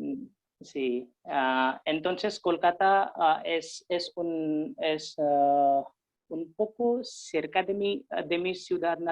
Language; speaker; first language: Spanish; non-native, fluent; Hindi